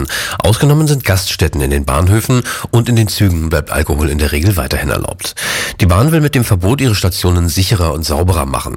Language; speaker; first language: German; native; German